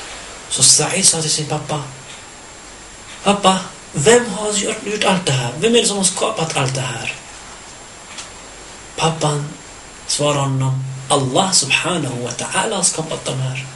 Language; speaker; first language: Swedish; early bilingual, other home language; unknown